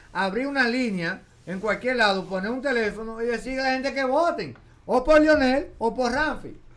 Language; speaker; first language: Spanish; native; Spanish